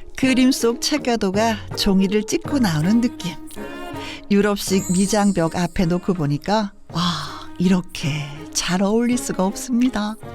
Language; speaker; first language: Korean; native; Korean